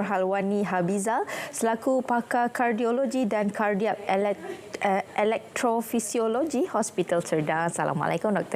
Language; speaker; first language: Malay; native; Malay